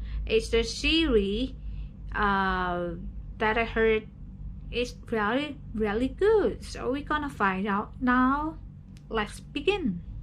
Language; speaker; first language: English; non-native, learner; Thai